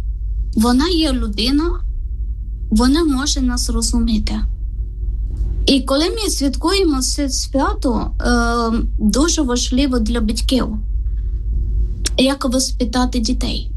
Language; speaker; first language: Ukrainian; non-native, learner; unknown